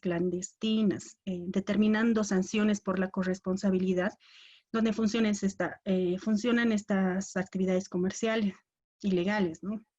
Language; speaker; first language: Spanish; native; Spanish